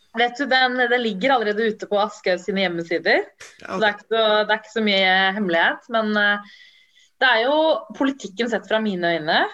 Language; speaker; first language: Norwegian; early bilingual, other home language; Tamil